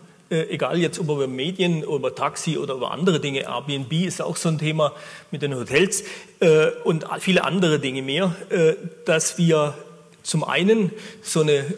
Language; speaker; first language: German; native; German